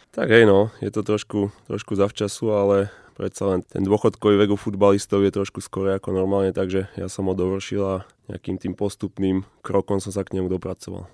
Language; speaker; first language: Slovak; native; Slovak